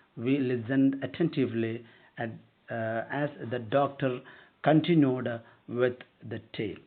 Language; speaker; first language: English; non-native, local second language; Malayalam